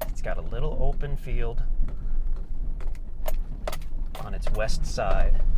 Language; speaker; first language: English; native; English